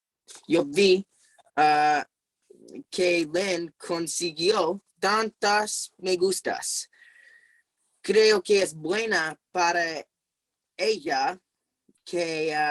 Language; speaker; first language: Spanish; non-native, fluent; English